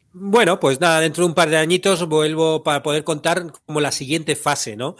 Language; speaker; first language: Spanish; native; Spanish